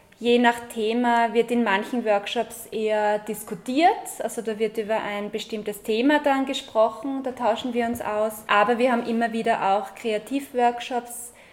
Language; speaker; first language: German; native; German